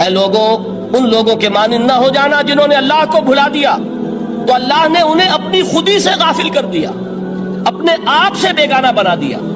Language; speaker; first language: Urdu; native; Urdu